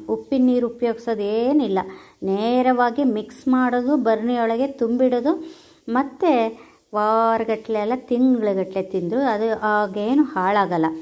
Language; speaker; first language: Kannada; non-native, local second language; Konkani